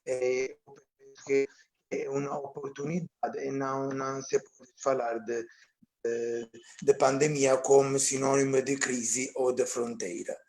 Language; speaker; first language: Portuguese; non-native, fluent; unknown